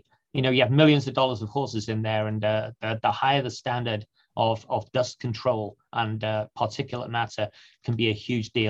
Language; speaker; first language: English; native; English